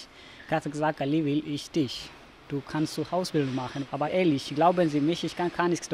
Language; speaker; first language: German; non-native, learner; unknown